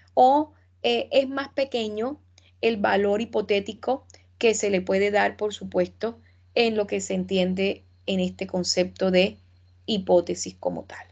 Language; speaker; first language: Spanish; native; Spanish